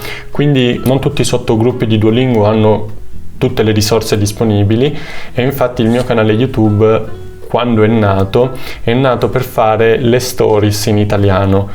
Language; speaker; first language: Italian; native; Italian